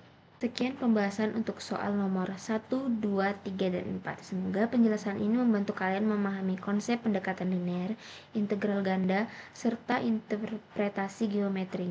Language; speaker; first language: Indonesian; native; Indonesian